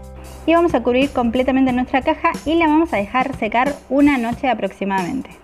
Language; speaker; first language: Spanish; native; Spanish